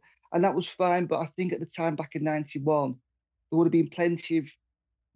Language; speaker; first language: English; native; English